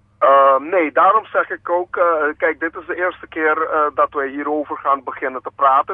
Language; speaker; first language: Dutch; non-native, local second language; Papiamento